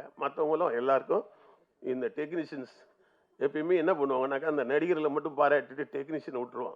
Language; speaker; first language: Tamil; native; Tamil